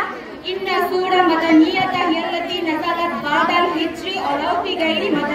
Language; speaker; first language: Arabic; non-native, learner; Bangla